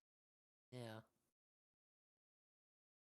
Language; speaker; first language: English; native; English